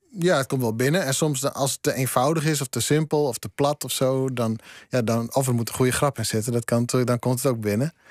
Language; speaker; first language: Dutch; non-native, local second language; Western Frisian